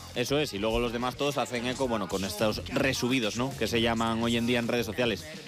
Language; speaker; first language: Spanish; native; Spanish